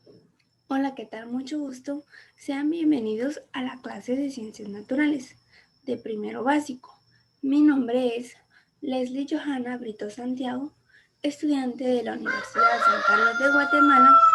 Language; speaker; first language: Spanish; native; Spanish